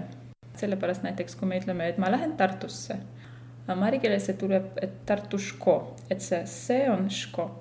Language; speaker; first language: Estonian; non-native, fluent; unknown